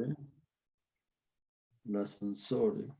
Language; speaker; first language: Italian; non-native, learner; Spanish